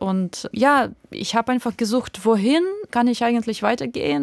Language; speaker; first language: German; non-native, fluent; Russian